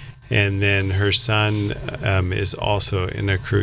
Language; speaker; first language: English; native; English